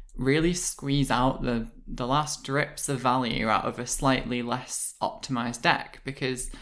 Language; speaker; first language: English; native; English